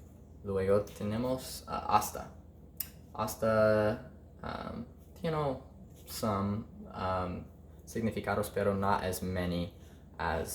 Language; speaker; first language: Spanish; non-native, learner; English